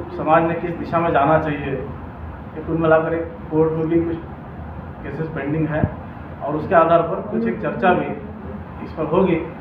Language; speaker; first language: Hindi; non-native, local second language; Marathi